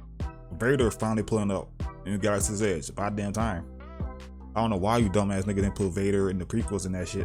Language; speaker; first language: English; native; English